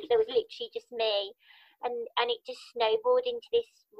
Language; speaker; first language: English; native; English